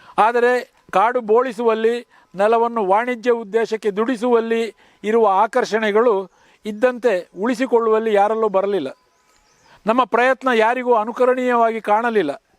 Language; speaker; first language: Kannada; native; Kannada